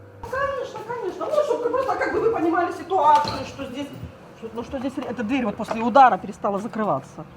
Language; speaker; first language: Russian; native; Russian